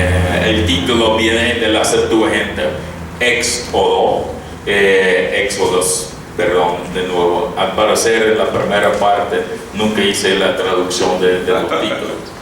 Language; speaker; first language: Spanish; non-native, fluent; English